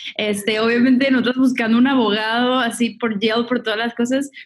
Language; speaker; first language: Spanish; native; Spanish